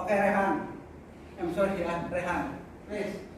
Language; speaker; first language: English; non-native, learner; Indonesian